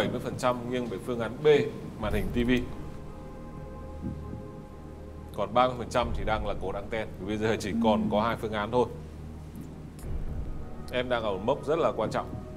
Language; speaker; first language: Vietnamese; native; Vietnamese